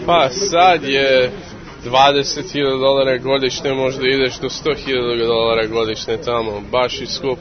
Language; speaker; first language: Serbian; early bilingual, heritage; English